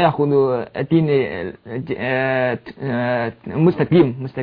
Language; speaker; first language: Arabic; non-native, learner; Chinese